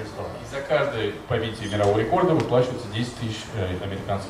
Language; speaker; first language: Russian; native; Russian